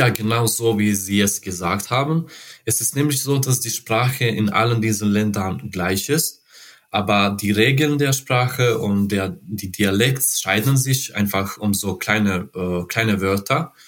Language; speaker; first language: German; non-native, learner; Serbian